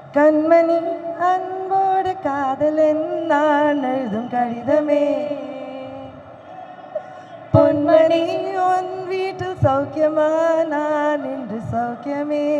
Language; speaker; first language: Tamil; native; Tamil